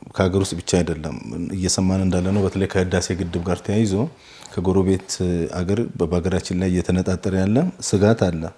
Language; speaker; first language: Amharic; native; Amharic